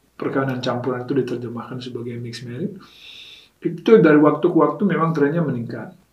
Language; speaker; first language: Indonesian; native; Indonesian